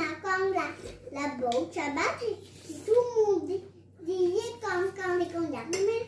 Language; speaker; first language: Vietnamese; early bilingual, heritage; Vietnamese